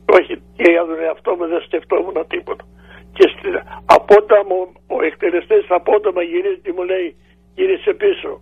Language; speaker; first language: Greek; native; Greek